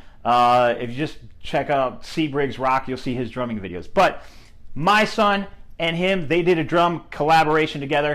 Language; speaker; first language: English; native; English